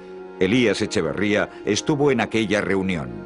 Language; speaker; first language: Spanish; native; Spanish